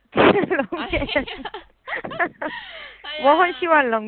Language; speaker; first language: Chinese; non-native, learner; Korean